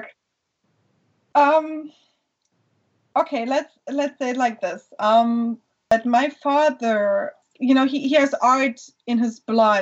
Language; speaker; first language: English; non-native, fluent; German